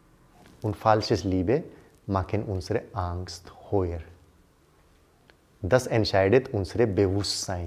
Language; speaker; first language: German; non-native, learner; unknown